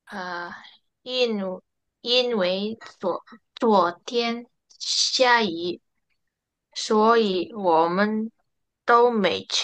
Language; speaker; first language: Chinese; non-native, learner; Indonesian